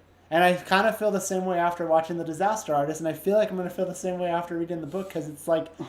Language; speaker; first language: English; native; English